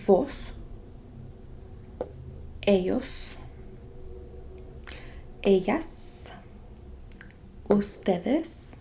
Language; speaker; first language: Spanish; non-native, fluent; English